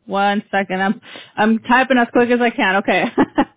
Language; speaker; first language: English; early bilingual, other home language; Spanish